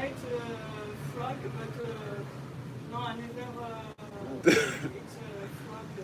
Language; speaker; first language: English; non-native, learner; French